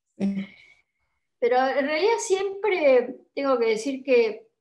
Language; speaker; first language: Spanish; native; Spanish